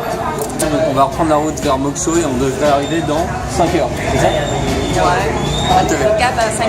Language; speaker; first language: French; native; French